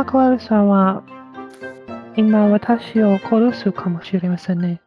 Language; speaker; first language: Japanese; non-native, learner; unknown